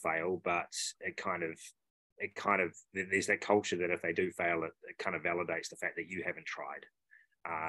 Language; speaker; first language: English; native; English